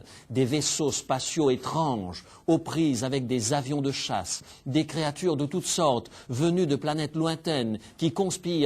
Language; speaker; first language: French; native; French